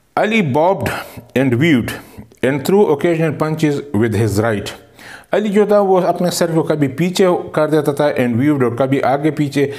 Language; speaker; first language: Urdu; non-native, local second language; Pashto